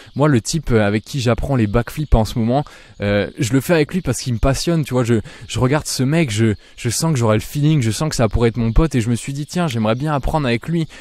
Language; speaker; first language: French; native; French